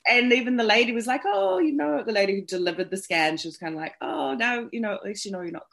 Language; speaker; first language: English; native; English